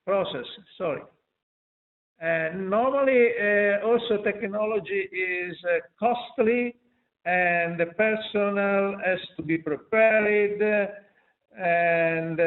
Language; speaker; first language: English; non-native, fluent; Italian